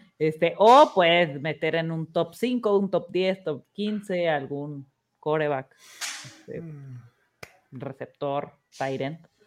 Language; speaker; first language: Spanish; early bilingual, heritage; Spanish